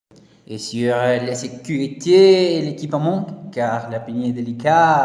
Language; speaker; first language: French; non-native, learner; Spanish